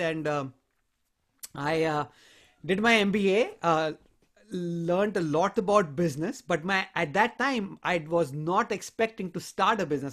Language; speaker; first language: English; non-native, local second language; Hindi